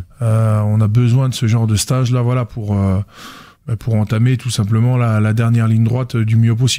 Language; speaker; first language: French; native; French